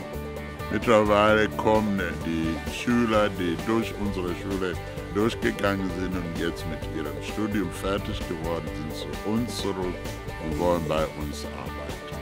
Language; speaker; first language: German; non-native, fluent; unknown